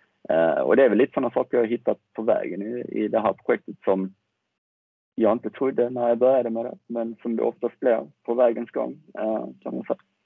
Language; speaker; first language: Swedish; native; Swedish